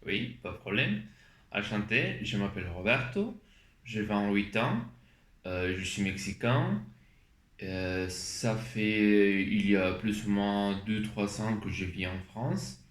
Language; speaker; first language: French; non-native, learner; Spanish